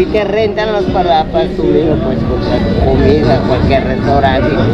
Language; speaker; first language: Spanish; native; Spanish